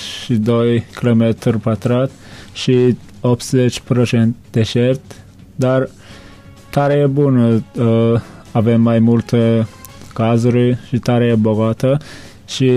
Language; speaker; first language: Romanian; non-native, learner; Turkmen